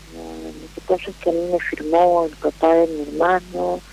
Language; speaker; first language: Spanish; native; Spanish